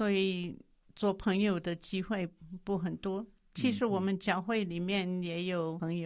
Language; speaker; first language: Chinese; non-native, fluent; English